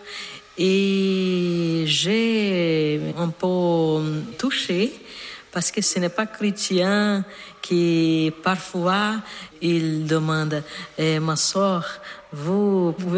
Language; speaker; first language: French; non-native, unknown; Portuguese